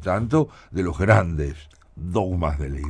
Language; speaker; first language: Spanish; native; Spanish